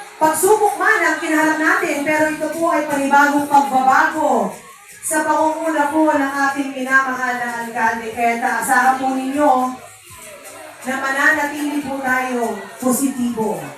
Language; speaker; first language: Filipino; native; Filipino